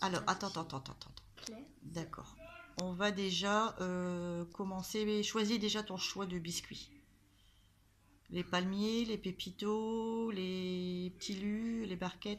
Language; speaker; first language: French; native; French